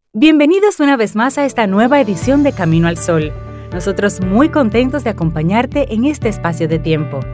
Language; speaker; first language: Spanish; native; Spanish